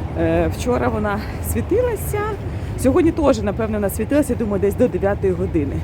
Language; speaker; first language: Ukrainian; native; Ukrainian